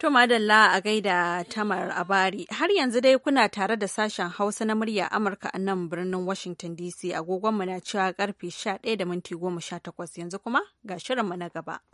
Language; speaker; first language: Hausa; native; Hausa